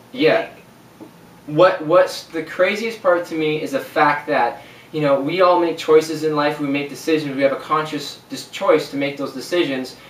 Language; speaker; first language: English; native; English